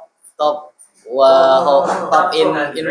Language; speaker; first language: English; non-native, learner; Indonesian